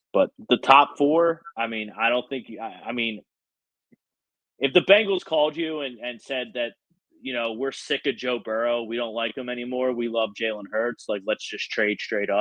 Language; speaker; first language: English; native; English